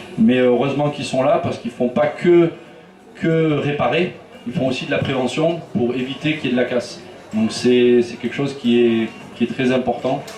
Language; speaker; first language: French; native; French